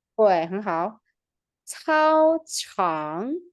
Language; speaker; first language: Chinese; non-native, fluent; Indonesian